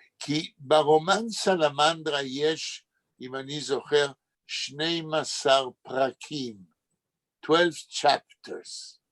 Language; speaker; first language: Hebrew; non-native, fluent; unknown